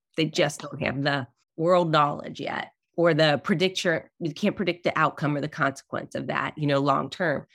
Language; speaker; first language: English; native; English